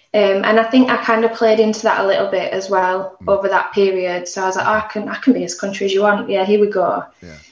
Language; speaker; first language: English; native; English